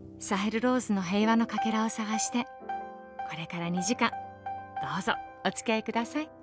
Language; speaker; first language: Japanese; early bilingual, other home language; Persian